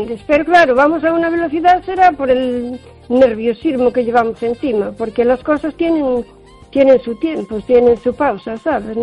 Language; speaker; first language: Spanish; native; Spanish